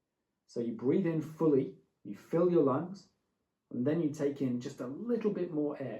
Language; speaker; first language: English; native; English